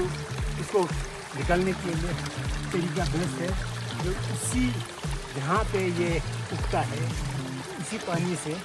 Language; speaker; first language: Hindi; non-native, learner; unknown